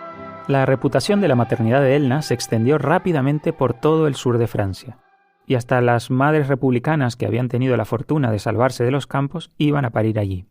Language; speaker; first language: Spanish; native; Spanish